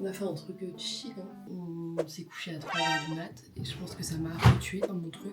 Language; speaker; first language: French; native; French